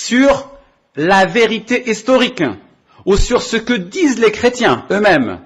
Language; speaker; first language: French; non-native, local second language; Arabic